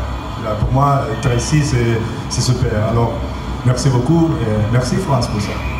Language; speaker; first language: French; non-native, learner; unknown